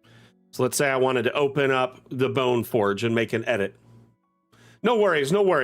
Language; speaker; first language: English; native; English